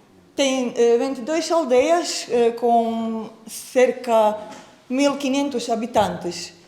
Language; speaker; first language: Portuguese; non-native, fluent; Croatian